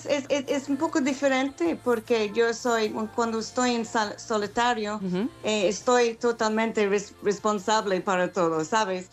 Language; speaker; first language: Spanish; non-native, fluent; English